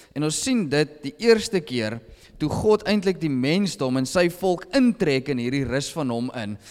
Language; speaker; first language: Afrikaans; native; Afrikaans